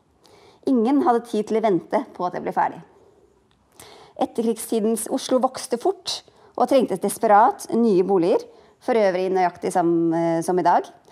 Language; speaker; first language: Norwegian; native; Norwegian